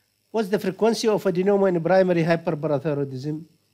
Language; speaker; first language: English; non-native, fluent; Arabic